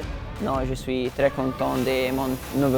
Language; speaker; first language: French; non-native, fluent; Italian